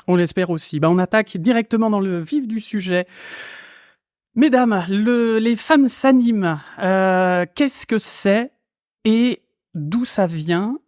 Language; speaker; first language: French; native; French